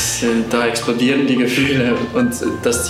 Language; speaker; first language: German; early bilingual, other home language; Russian